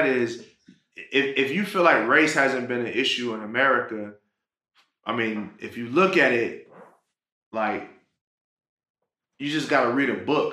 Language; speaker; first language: English; native; English